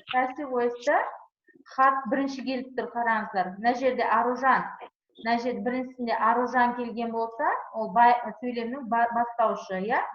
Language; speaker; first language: Kazakh; non-native, local second language; Uzbek